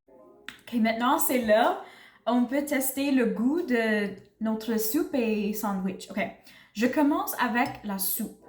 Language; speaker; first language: French; non-native, learner; English